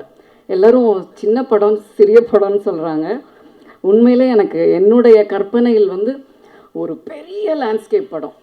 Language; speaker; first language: Tamil; native; Tamil